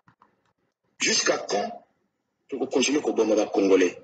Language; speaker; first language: French; non-native, local second language; Lingala